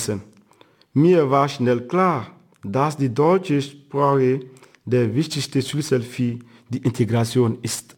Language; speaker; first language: German; non-native, fluent; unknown